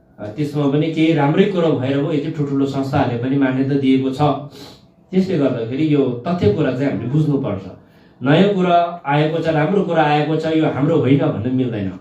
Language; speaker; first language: Nepali; non-native, local second language; Gurung